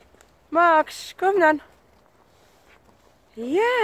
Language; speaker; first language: Dutch; native; Dutch